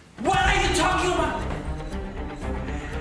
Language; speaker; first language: English; non-native, learner; Korean